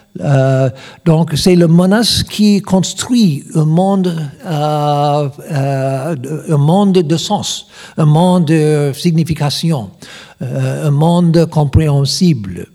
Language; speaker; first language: French; non-native, learner; English